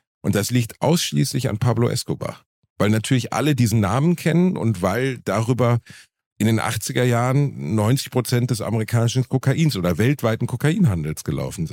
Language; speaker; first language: German; native; German